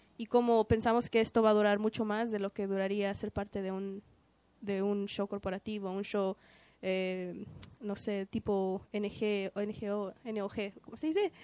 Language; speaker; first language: Spanish; early bilingual, heritage; Spanish